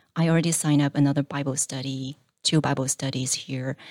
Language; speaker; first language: English; non-native, fluent; Chinese